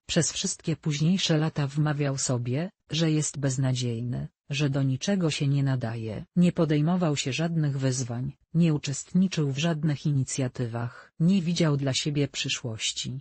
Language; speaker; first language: Polish; native; Polish